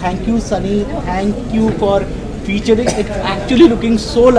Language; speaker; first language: Hindi; non-native, local second language; Bangla